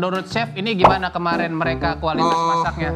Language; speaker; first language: Indonesian; native; Indonesian